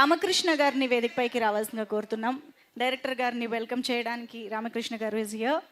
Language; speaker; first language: Telugu; native; Telugu